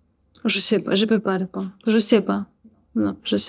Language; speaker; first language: French; non-native, learner; Russian